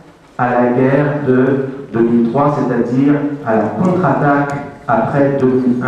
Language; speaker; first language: French; native; French